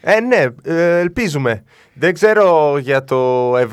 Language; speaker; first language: Greek; non-native, learner; Italian